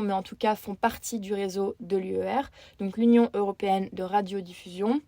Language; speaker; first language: French; native; French